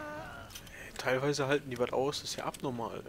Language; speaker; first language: German; native; German